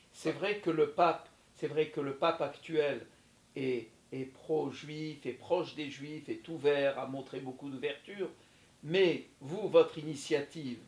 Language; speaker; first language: French; native; French